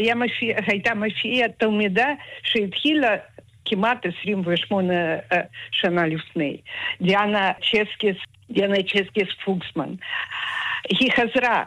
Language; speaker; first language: Hebrew; non-native, fluent; Russian